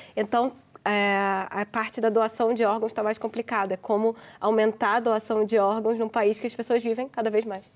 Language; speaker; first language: Portuguese; native; Portuguese